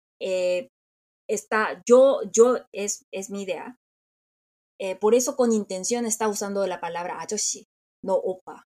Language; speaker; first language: Spanish; non-native, fluent; Korean